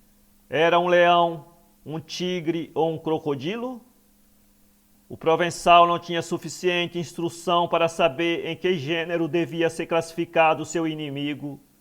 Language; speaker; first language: Portuguese; native; Portuguese